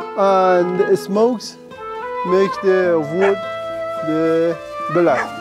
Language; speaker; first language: English; non-native, learner; Persian